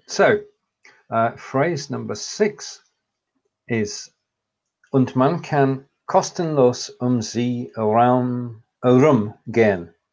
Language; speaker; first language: German; non-native, learner; English